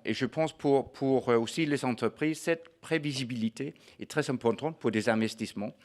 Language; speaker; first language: French; non-native, fluent; Danish